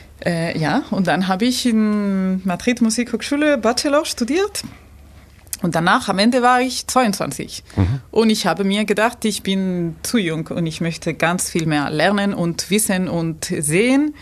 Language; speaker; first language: German; non-native, fluent; Spanish